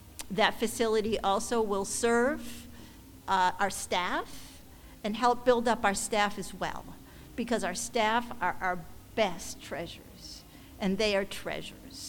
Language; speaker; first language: English; native; English